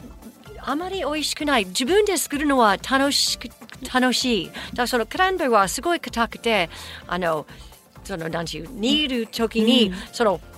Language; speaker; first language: Japanese; non-native, fluent; English